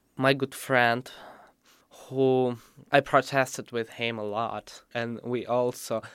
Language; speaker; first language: English; non-native, fluent; Russian